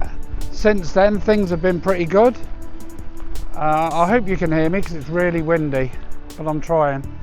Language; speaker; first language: English; native; English